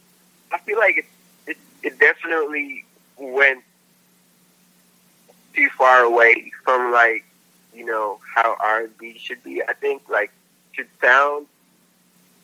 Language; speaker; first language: English; non-native, local second language; Filipino